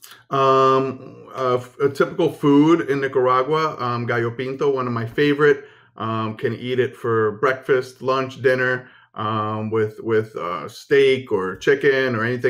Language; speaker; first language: English; early bilingual, other home language; Spanish